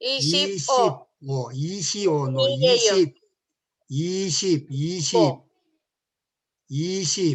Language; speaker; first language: Spanish; non-native, learner; Korean